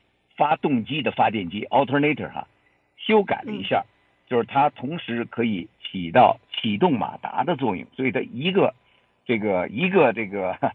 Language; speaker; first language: Chinese; native; Chinese